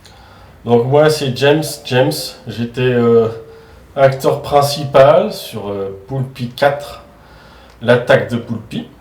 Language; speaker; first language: French; native; French